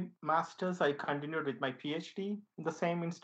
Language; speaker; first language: English; non-native, local second language; Malayalam